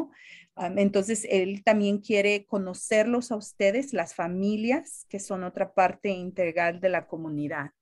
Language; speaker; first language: Spanish; early bilingual, heritage; Spanish